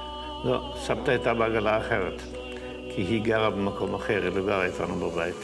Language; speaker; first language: Hebrew; non-native, fluent; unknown